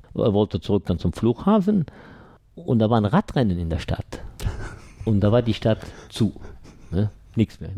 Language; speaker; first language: German; native; German